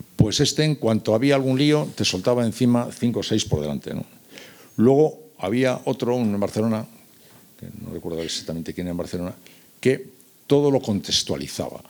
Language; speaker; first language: Spanish; native; Spanish